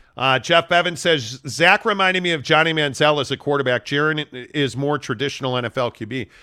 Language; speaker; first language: English; native; English